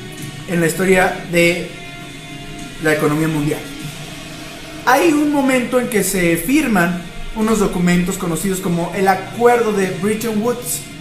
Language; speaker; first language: Spanish; native; Spanish